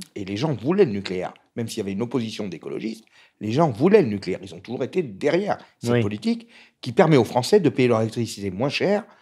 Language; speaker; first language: French; native; French